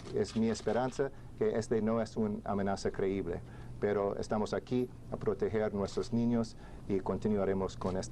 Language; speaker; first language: Spanish; non-native, fluent; English